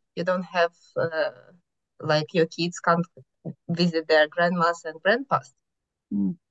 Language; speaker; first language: English; non-native, fluent; Ukrainian